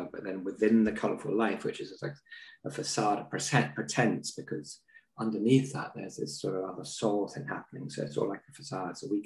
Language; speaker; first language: English; native; English